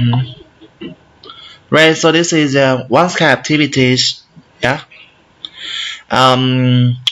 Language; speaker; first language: English; non-native, learner; Vietnamese